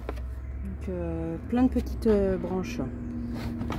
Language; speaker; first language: French; native; French